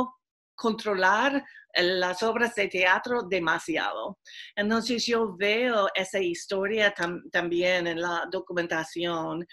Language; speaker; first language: Spanish; non-native, fluent; English